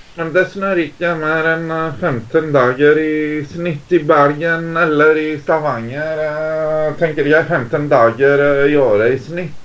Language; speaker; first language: Norwegian; non-native, fluent; Greek